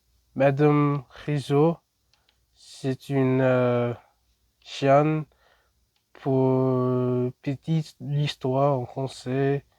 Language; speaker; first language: French; non-native, learner; English